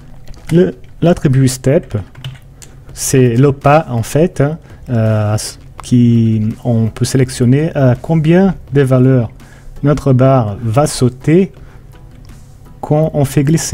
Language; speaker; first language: French; non-native, fluent; Portuguese